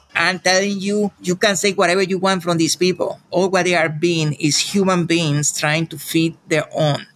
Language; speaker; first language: English; non-native, fluent; Spanish